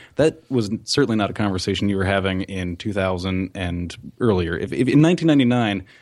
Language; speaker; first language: English; native; English